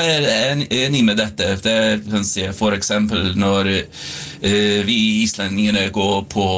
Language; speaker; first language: Swedish; non-native, fluent; Icelandic